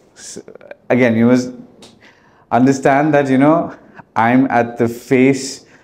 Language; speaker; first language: English; early bilingual, heritage; Arabic